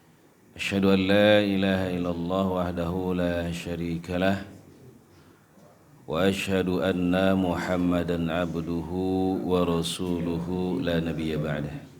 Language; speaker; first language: Arabic; non-native, fluent; Indonesian